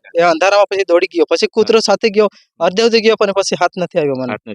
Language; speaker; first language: Gujarati; non-native, local second language; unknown